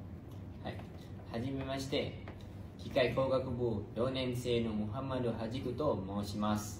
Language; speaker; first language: Japanese; non-native, learner; Malay